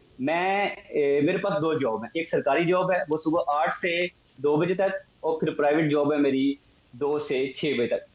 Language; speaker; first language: Urdu; non-native, local second language; Punjabi